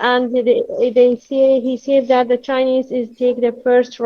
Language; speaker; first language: English; non-native, learner; Arabic